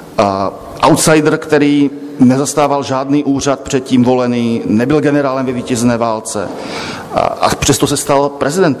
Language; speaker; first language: Czech; native; Czech